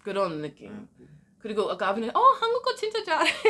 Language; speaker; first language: Korean; non-native, learner; English